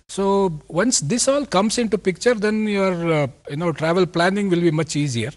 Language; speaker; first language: English; non-native, local second language; Kannada